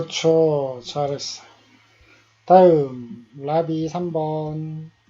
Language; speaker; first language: Korean; native; Korean